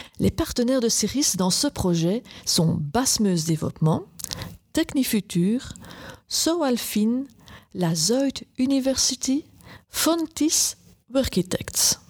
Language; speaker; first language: French; native; French